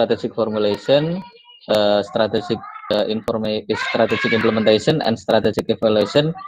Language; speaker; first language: English; non-native, learner; Indonesian